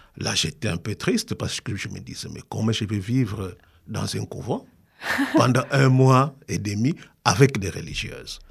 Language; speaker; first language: French; non-native, local second language; Kongo